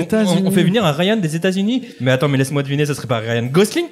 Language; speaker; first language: French; native; French